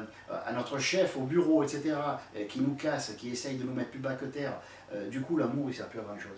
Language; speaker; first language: French; native; French